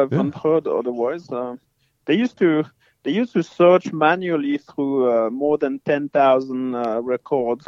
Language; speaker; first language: English; non-native, fluent; French